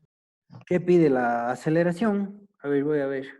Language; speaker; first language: Spanish; native; Spanish